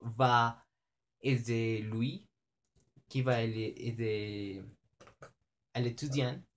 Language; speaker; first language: French; non-native, learner; Spanish